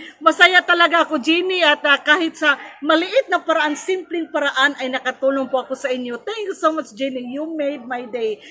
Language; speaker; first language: Filipino; non-native, local second language; Cebuano